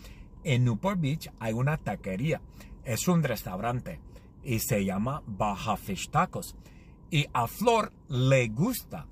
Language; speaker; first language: Spanish; non-native, learner; English